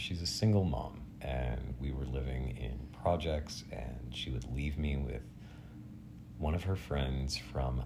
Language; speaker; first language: English; native; English